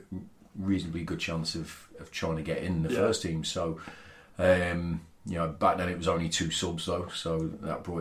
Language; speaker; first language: English; native; English